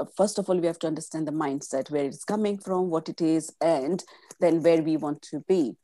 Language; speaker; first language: English; non-native, local second language; Gujarati